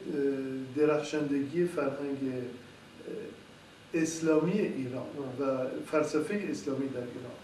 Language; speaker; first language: Persian; non-native, fluent; French